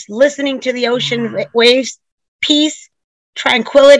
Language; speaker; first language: English; native; English